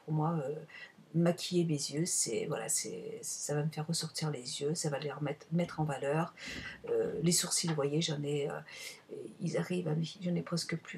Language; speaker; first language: French; native; French